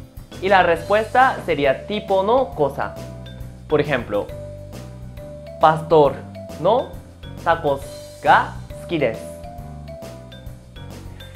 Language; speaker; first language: Spanish; non-native, fluent; Japanese